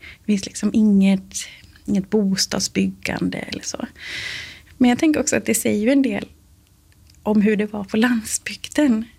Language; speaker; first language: Swedish; native; Swedish